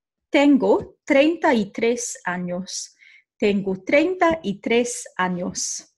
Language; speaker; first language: Spanish; non-native, fluent; English